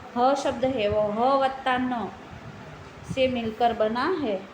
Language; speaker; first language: Hindi; non-native, local second language; Gujarati